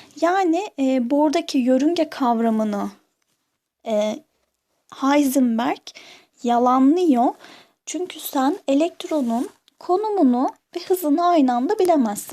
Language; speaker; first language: Turkish; native; Turkish